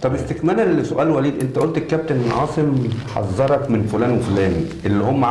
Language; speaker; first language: Arabic; native; Arabic